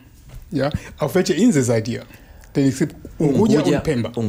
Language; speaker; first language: German; non-native, fluent; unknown